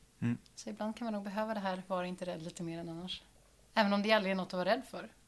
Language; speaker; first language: Swedish; native; Swedish